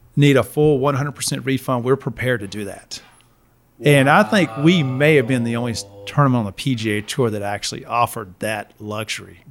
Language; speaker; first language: English; native; English